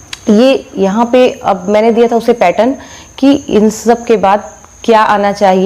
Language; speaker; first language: Hindi; native; Hindi